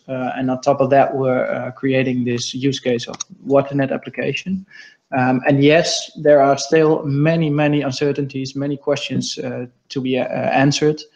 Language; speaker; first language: English; non-native, fluent; Dutch